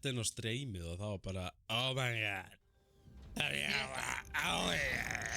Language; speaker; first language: Icelandic; native; Icelandic